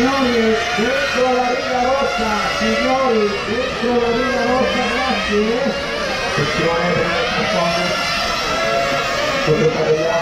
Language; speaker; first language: Italian; native; Italian